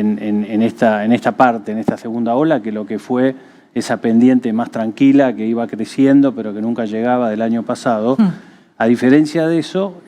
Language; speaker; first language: Spanish; native; Spanish